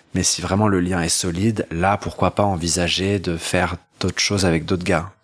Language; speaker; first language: French; native; French